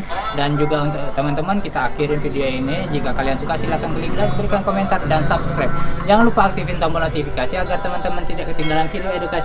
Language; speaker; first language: Indonesian; native; Indonesian